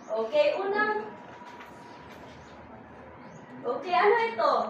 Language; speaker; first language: Filipino; native; Filipino